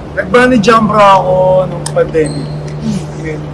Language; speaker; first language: Filipino; native; Filipino